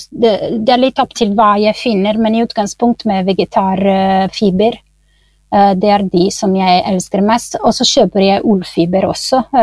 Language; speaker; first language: Norwegian; non-native, fluent; Italian